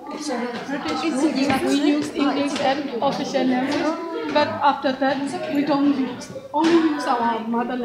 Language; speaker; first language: English; non-native, learner; Burmese